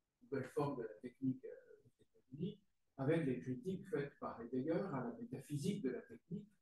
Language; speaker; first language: French; native; French